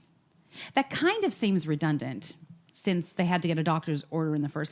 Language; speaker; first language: English; native; English